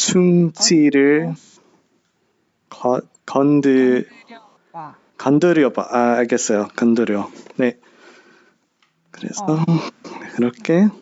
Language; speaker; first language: Korean; non-native, learner; English